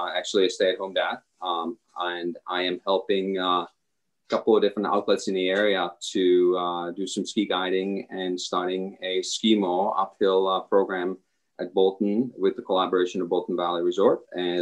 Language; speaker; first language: English; non-native, fluent; Czech